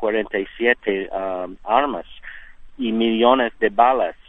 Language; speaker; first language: Spanish; non-native, learner; English